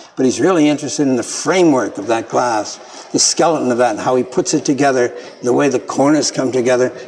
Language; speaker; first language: English; native; English